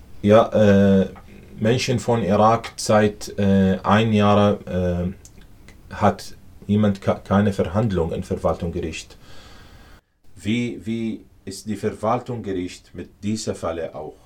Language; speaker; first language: German; non-native, learner; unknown